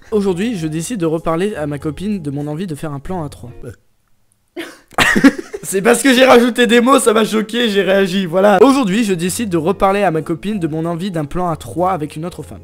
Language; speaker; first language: French; native; French